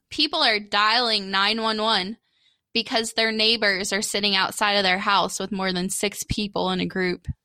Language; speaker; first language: English; native; English